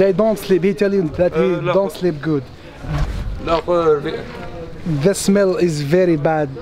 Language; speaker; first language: English; non-native, learner; Arabic